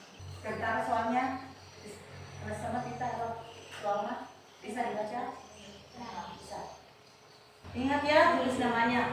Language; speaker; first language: Indonesian; native; Indonesian